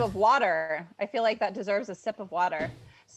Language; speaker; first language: English; native; English